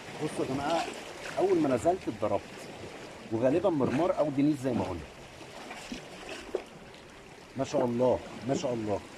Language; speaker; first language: Arabic; native; Arabic